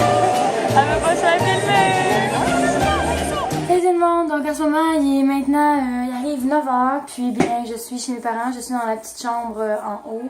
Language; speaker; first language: French; native; French